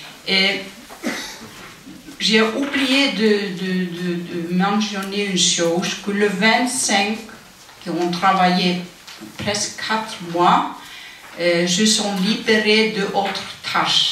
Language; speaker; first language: French; non-native, fluent; Icelandic